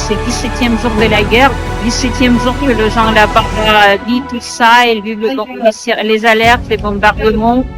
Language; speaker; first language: French; non-native, fluent; Ukrainian